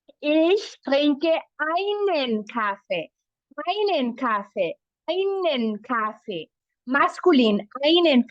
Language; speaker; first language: German; non-native, fluent; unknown